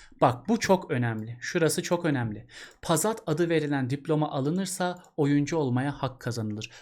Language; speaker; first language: Turkish; native; Turkish